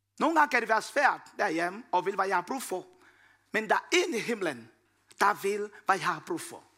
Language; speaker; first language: Danish; non-native, fluent; Lingala